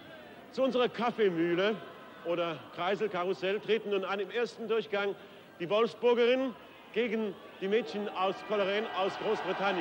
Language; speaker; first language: German; native; German